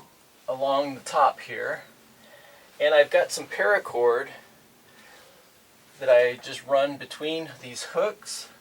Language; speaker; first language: English; native; English